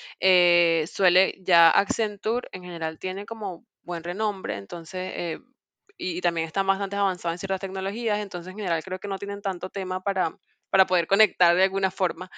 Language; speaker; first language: Spanish; native; Spanish